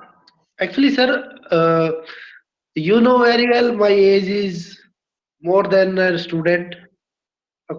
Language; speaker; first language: English; non-native, learner; Hindi